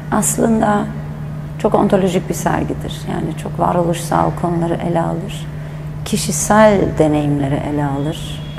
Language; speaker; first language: Turkish; early bilingual, other home language; German